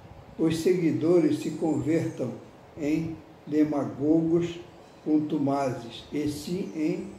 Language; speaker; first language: Portuguese; native; Portuguese